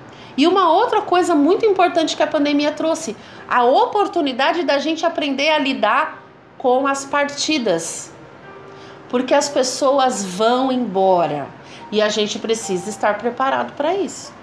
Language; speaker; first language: Portuguese; native; Portuguese